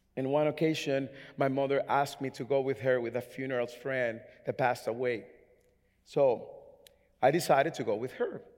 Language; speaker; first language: English; non-native, fluent; Spanish